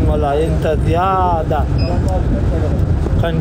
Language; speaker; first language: Arabic; non-native, learner; Pashto